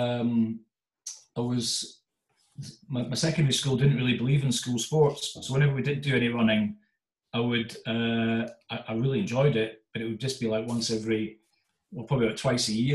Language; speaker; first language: English; native; English